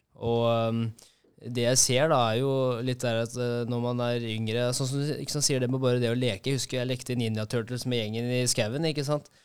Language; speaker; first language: Norwegian; native; Norwegian